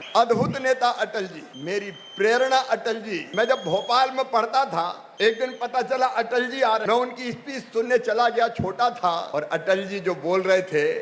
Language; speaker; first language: Hindi; native; Hindi